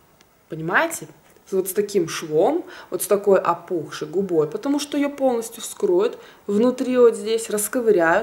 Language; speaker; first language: Russian; native; Russian